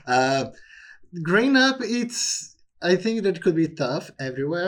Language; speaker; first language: English; non-native, fluent; Portuguese